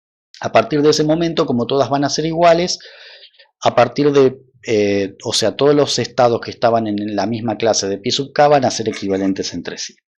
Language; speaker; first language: Spanish; native; Spanish